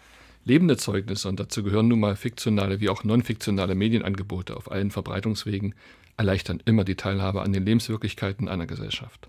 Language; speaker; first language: German; native; German